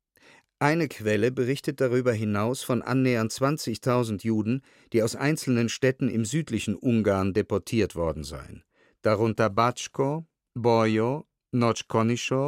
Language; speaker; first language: German; native; German